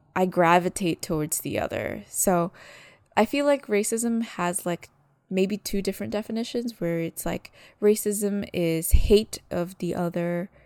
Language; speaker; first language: English; early bilingual, other home language; Malagasy